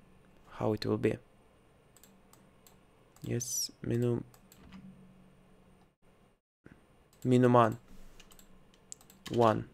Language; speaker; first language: English; non-native, learner; Russian